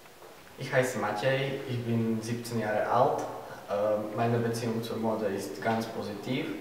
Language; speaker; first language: German; non-native, learner; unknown